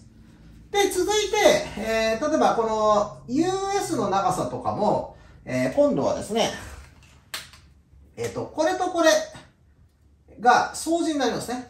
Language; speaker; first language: Japanese; native; Japanese